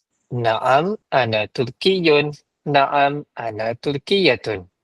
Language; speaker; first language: Arabic; non-native, fluent; Malay